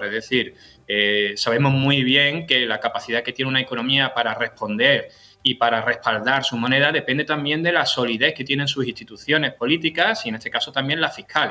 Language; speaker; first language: Spanish; native; Spanish